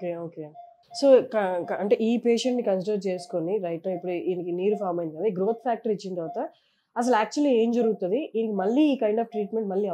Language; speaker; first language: Telugu; native; Telugu